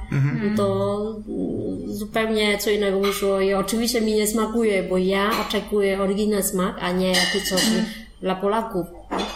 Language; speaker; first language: Polish; non-native, fluent; Vietnamese